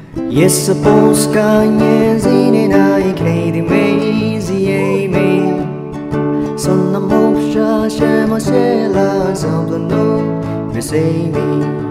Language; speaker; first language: English; non-native, learner; Indonesian